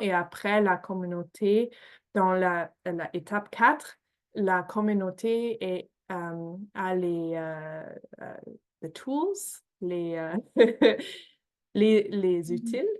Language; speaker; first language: French; non-native, fluent; English